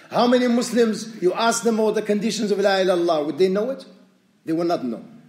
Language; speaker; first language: English; native; English